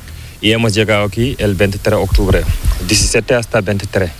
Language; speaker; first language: Spanish; non-native, learner; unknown